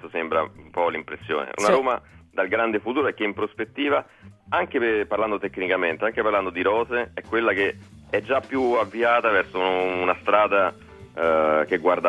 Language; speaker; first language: Italian; native; Italian